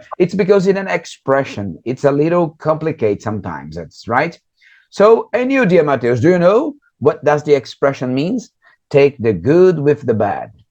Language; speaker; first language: English; non-native, fluent; Portuguese